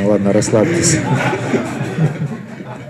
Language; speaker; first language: Russian; native; Russian